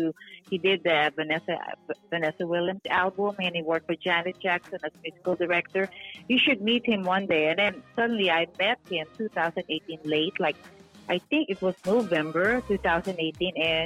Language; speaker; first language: English; non-native, local second language; Filipino